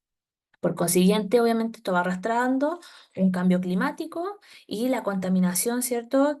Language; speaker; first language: Spanish; native; Spanish